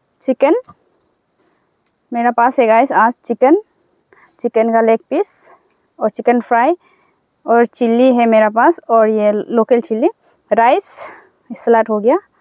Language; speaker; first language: Hindi; non-native, local second language; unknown